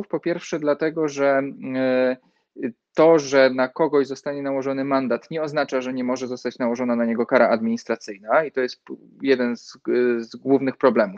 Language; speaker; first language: Polish; native; Polish